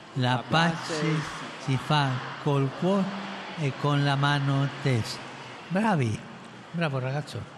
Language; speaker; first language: Italian; non-native, fluent; Spanish